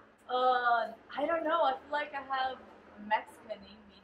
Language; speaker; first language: English; non-native, fluent; Portuguese